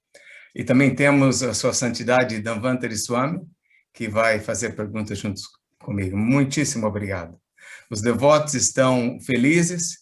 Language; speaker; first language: Portuguese; native; Portuguese